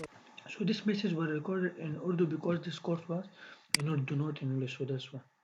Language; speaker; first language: English; non-native, local second language; Urdu